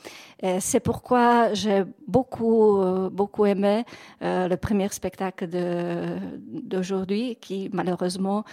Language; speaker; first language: French; non-native, fluent; Czech